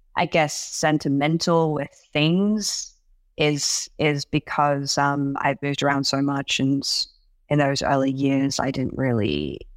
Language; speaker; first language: English; non-native, local second language; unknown